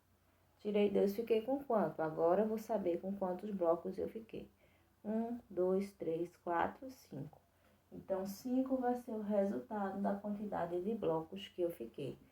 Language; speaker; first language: Portuguese; native; Portuguese